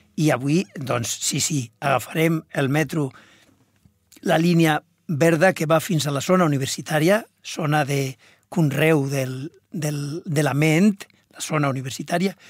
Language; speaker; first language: Catalan; non-native, local second language; Spanish